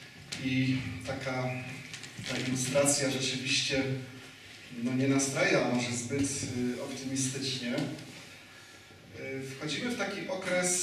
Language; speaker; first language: Polish; native; Polish